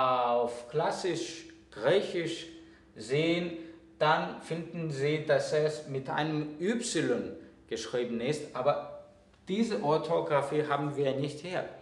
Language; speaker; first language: German; non-native, fluent; Greek